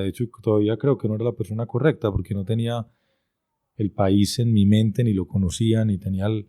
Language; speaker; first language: Spanish; native; Spanish